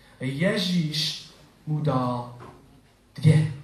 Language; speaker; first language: Czech; non-native, learner; English